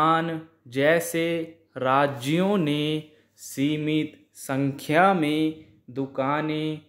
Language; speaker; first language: Hindi; native; Hindi